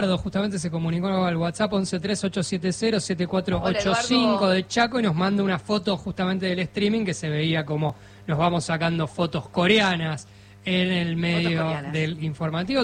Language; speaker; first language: Spanish; native; Spanish